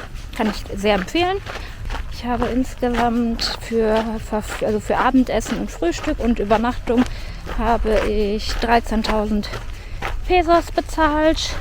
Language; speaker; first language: German; native; German